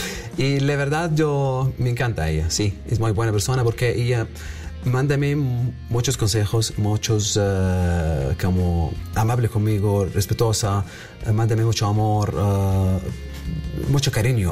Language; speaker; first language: Spanish; non-native, learner; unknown